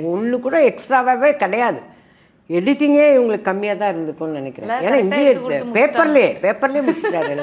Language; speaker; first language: Tamil; native; Tamil